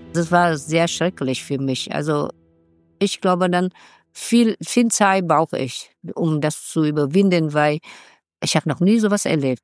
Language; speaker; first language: German; non-native, fluent; Vietnamese